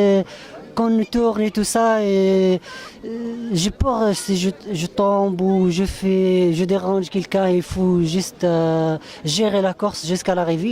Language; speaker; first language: French; non-native, learner; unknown